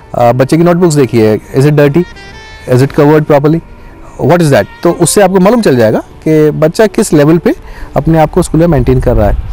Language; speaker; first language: Hindi; native; Hindi